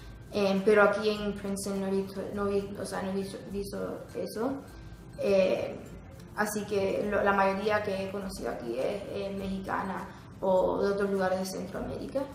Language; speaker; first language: Spanish; early bilingual, heritage; Spanish